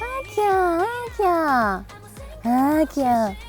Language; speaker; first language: Korean; non-native, fluent; Japanese